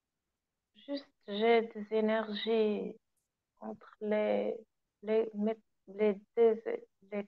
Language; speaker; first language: French; non-native, learner; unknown